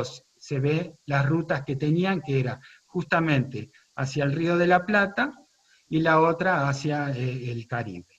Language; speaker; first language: Spanish; native; Spanish